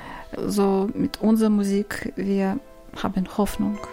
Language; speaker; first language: German; non-native, learner; Ukrainian